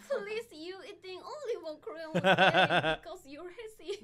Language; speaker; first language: English; non-native, learner; Korean